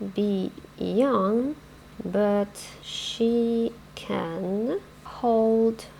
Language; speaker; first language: English; non-native, fluent; Ukrainian